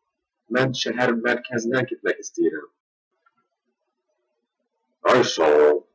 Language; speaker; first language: Turkish; non-native, learner; English